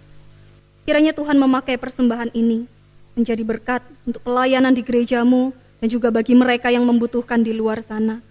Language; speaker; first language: Indonesian; native; Indonesian